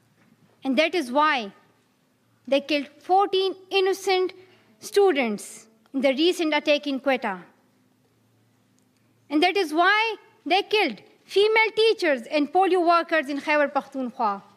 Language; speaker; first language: English; non-native, local second language; Pashto